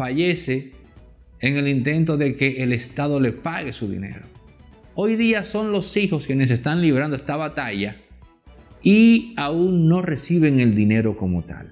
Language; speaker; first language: Spanish; native; Spanish